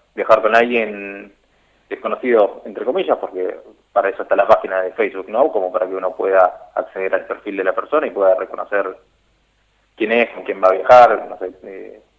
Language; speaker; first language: Spanish; native; Spanish